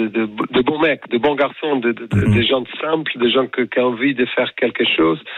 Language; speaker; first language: French; non-native, fluent; Portuguese